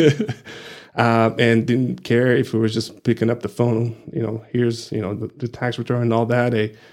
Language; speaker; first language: English; non-native, fluent; Portuguese